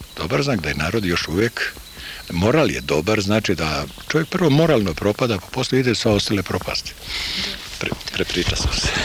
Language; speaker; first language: Serbian; native; Serbian